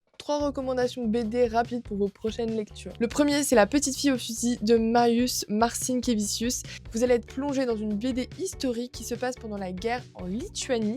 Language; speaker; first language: French; native; French